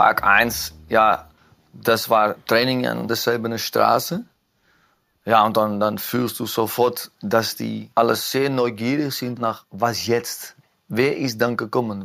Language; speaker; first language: German; non-native, learner; Dutch